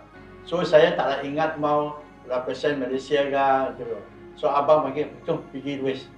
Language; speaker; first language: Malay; non-native, local second language; Chinese